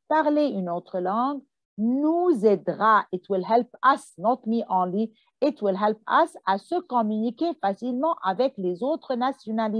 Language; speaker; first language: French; non-native, fluent; Arabic